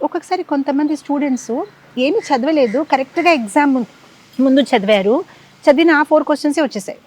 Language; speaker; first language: Telugu; non-native, fluent; Gujarati